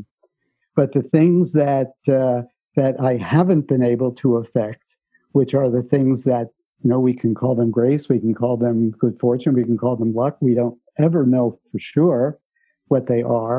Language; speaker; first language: English; native; English